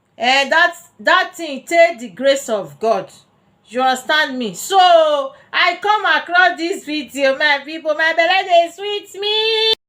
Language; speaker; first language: Nigerian Pidgin; non-native, local second language; Bini